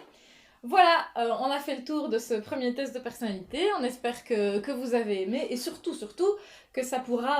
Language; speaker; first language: French; native; French